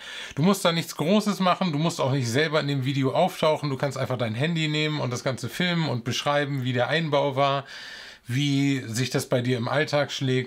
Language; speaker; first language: German; native; German